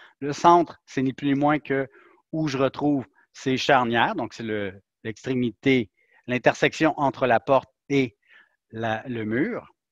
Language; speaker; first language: French; native; French